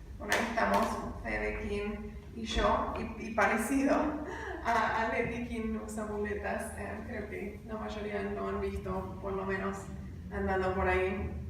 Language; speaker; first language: Spanish; non-native, fluent; English